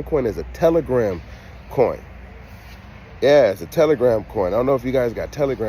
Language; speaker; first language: English; native; English